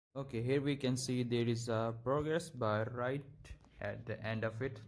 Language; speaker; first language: English; non-native, local second language; Urdu